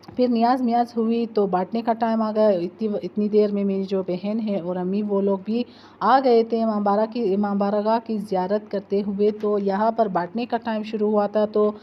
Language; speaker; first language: Urdu; native; Urdu